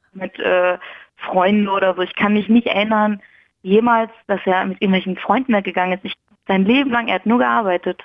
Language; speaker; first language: German; early bilingual, other home language; Persian